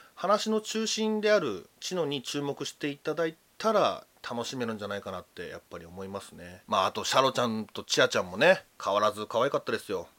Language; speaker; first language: Japanese; native; Japanese